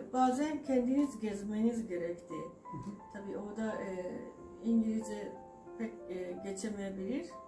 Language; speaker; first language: Turkish; non-native, fluent; Japanese